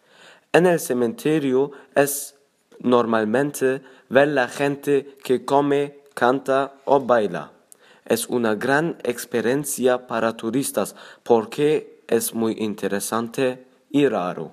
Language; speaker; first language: Spanish; non-native, learner; German